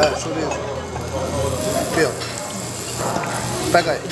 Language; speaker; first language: Portuguese; native; Portuguese